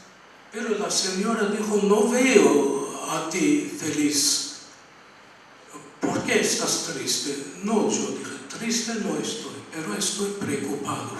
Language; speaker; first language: Spanish; non-native, fluent; Armenian